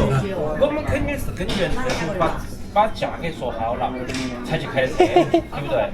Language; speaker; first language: Chinese; native; Chinese